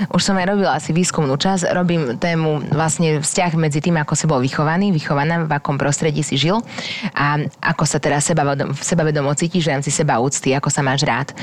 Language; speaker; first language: Slovak; native; Slovak